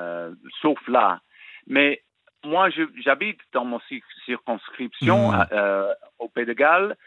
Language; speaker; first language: French; non-native, learner; English